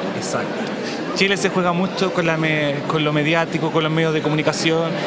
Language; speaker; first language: Spanish; native; Spanish